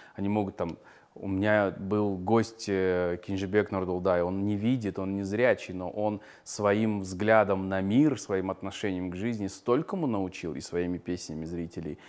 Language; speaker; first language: Russian; native; Russian